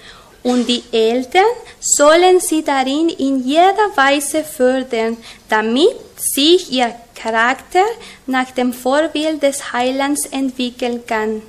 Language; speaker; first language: German; non-native, learner; Spanish